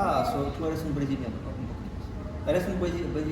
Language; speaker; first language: Spanish; non-native, learner; French